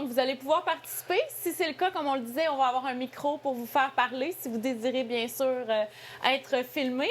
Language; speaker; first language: French; native; French